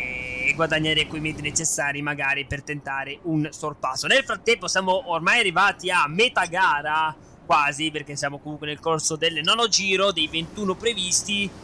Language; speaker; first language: Italian; native; Italian